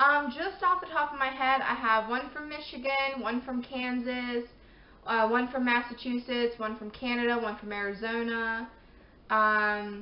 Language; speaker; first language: English; native; English